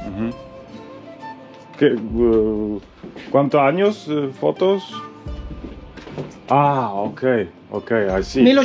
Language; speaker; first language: Spanish; non-native, learner; Polish